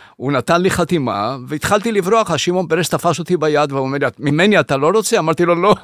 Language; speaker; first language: Hebrew; early bilingual, other home language; Spanish